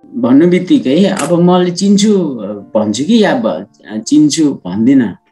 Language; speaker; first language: Nepali; non-native, local second language; Sherpa